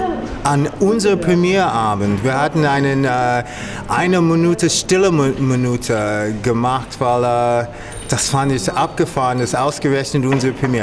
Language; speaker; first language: German; non-native, fluent; English